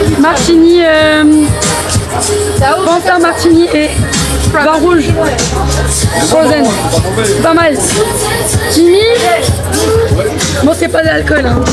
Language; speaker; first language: French; native; French